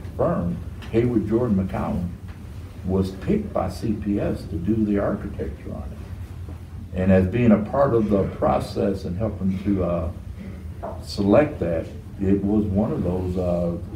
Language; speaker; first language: English; native; English